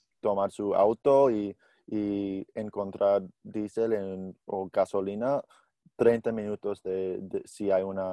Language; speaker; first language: Spanish; non-native, learner; English